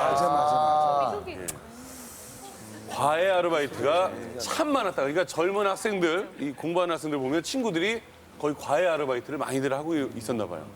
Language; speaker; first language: Korean; native; Korean